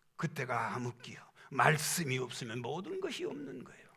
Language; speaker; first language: Korean; native; Korean